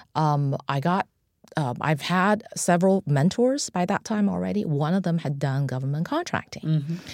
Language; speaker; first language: English; non-native, fluent; Chinese